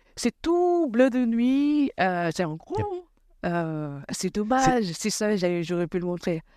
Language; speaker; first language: French; non-native, local second language; Wolof